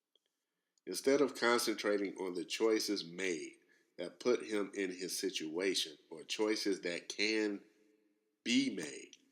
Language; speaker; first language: English; native; English